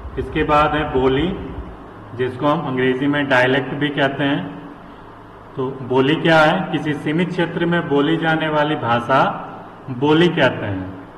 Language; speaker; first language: Hindi; native; Hindi